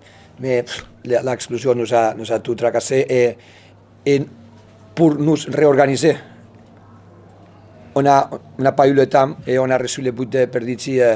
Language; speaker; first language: French; non-native, fluent; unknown